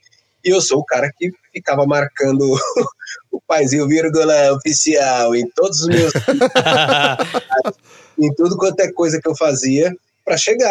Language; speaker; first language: Portuguese; native; Portuguese